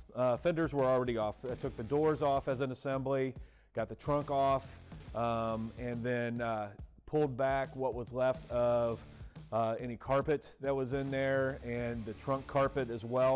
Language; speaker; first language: English; native; English